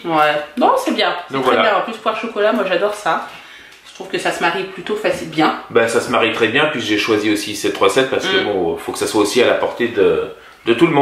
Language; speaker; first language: French; native; French